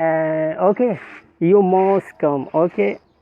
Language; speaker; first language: English; non-native, learner; Pashto